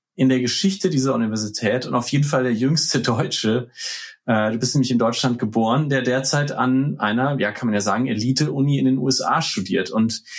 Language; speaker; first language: German; native; German